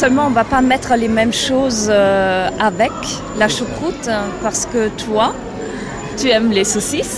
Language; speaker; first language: French; non-native, fluent; German